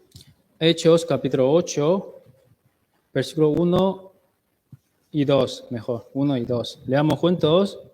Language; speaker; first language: Spanish; non-native, learner; Chinese